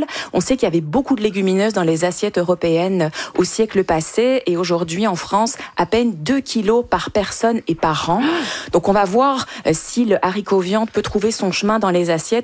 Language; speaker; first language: French; native; French